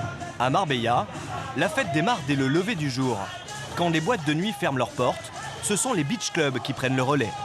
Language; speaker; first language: French; native; French